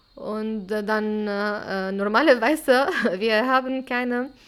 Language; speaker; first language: German; non-native, fluent; Arabic